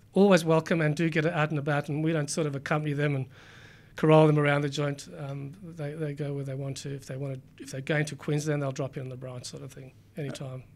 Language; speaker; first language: English; native; English